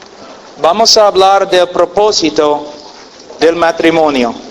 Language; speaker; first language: Spanish; non-native, fluent; English